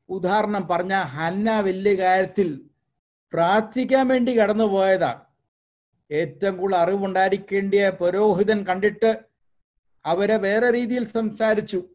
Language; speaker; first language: Malayalam; early bilingual, heritage; Malayalam